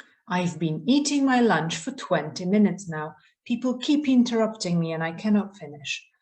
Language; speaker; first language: English; non-native, fluent; Polish